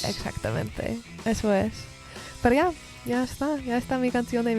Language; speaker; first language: Spanish; non-native, learner; English